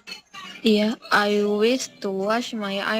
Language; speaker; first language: English; non-native, learner; Indonesian